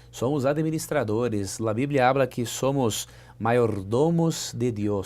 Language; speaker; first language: Spanish; non-native, fluent; Portuguese